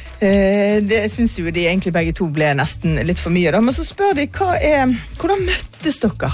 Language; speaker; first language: Norwegian; native; Norwegian